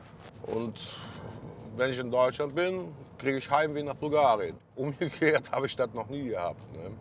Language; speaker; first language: German; native; German